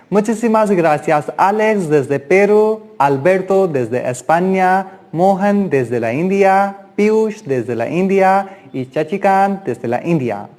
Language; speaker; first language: Spanish; non-native, learner; Hindi